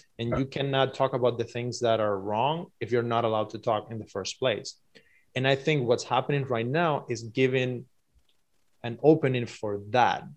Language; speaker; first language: English; non-native, fluent; Spanish